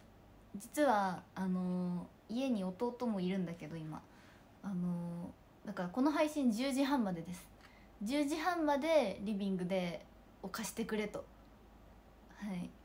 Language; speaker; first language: Japanese; native; Japanese